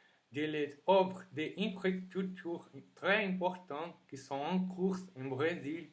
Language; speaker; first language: French; non-native, fluent; Portuguese